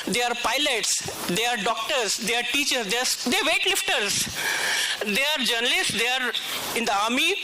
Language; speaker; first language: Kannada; non-native, local second language; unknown